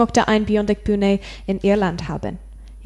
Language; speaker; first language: German; non-native, learner; English